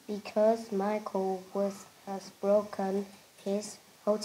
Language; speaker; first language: English; non-native, learner; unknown